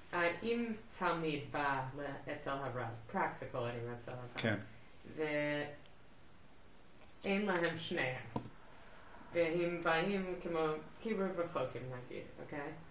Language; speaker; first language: Hebrew; non-native, learner; English